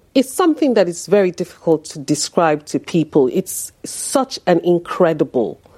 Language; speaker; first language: English; non-native, local second language; Yoruba